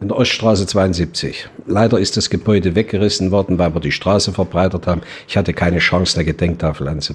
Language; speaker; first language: German; native; German